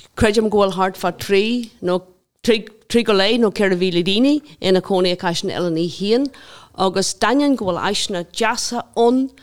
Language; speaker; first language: Irish; non-native, local second language; English